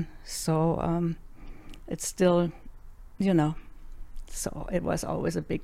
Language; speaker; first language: English; non-native, fluent; German